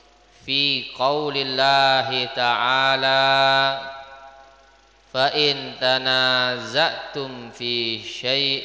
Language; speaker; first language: Arabic; non-native, fluent; Indonesian